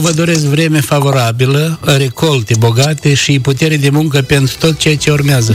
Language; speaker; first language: Romanian; native; Romanian